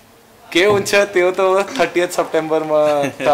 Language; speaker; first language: Nepali; non-native, learner; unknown